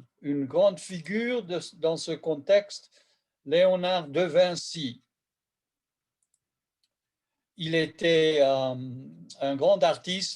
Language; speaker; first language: French; non-native, fluent; Hungarian